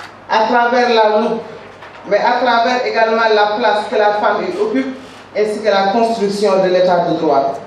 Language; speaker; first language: French; non-native, local second language; Wolof